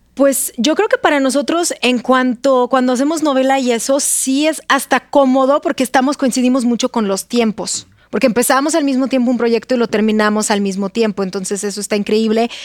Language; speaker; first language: Spanish; non-native, fluent; Russian